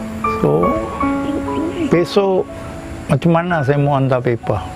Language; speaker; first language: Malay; non-native, local second language; Tamil